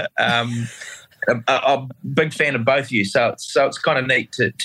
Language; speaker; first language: English; native; English